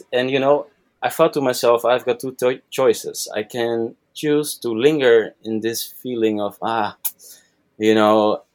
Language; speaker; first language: English; non-native, fluent; Dutch